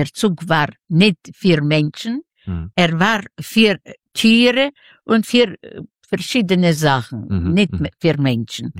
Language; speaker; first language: German; non-native, fluent; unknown